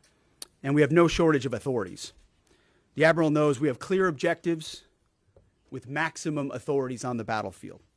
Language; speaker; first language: English; native; English